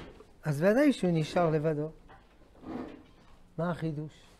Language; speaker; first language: Hebrew; non-native, fluent; French